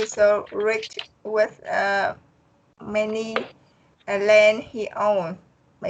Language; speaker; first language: English; non-native, learner; Vietnamese